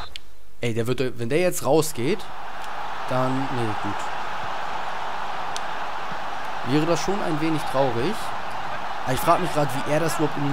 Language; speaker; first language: German; native; German